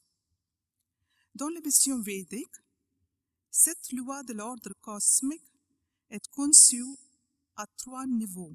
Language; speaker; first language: French; non-native, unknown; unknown